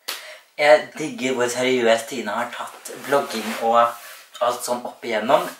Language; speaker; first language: Norwegian; native; Norwegian